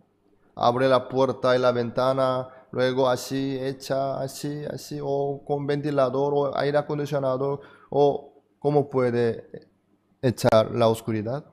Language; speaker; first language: Spanish; non-native, fluent; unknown